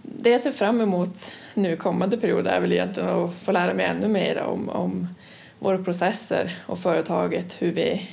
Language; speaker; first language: Swedish; native; Swedish